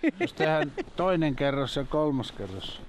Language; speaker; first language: Finnish; native; Finnish